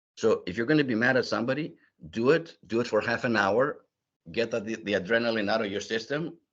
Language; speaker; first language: English; early bilingual, other home language; Greek